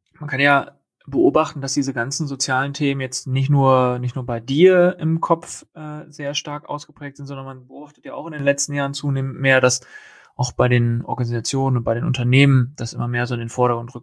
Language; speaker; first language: German; native; German